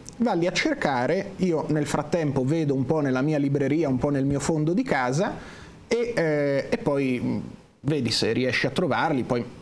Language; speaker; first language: Italian; native; Italian